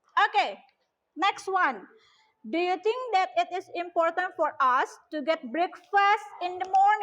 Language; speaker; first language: English; non-native, learner; Indonesian